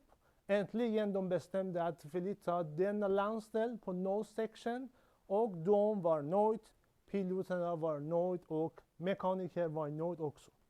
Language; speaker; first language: Swedish; non-native, learner; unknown